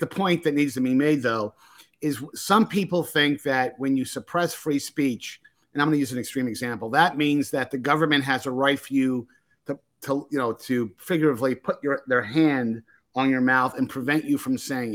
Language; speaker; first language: English; native; English